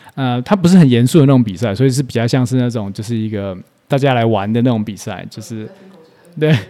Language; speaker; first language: Chinese; native; Chinese